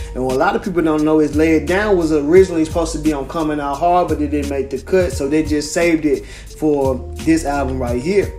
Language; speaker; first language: English; native; English